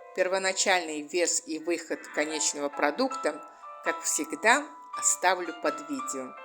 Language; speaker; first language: Russian; non-native, local second language; Azerbaijani